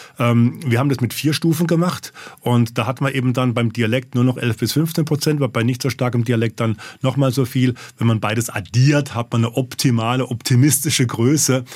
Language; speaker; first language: German; native; German